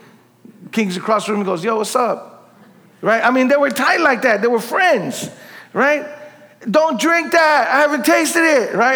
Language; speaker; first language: English; native; English